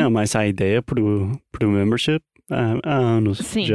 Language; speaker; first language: Portuguese; non-native, fluent; English